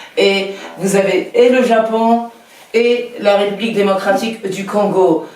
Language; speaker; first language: French; native; French